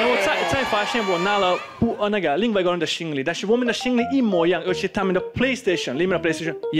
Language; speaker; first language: Chinese; non-native, fluent; Slovak